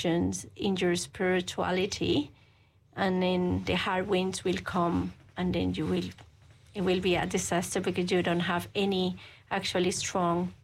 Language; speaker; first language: English; non-native, fluent; Spanish